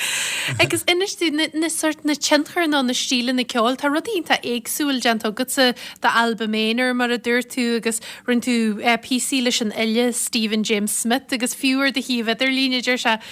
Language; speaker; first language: Irish; native; Irish